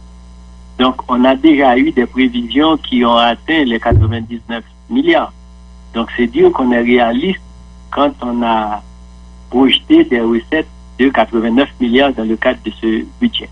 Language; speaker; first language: French; non-native, local second language; Haitian Creole